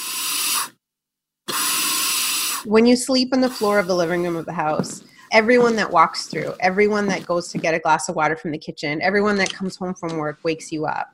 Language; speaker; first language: English; non-native, fluent; Punjabi